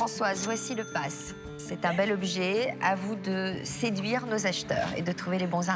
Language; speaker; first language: French; native; French